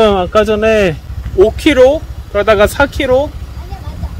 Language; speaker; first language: Korean; native; Korean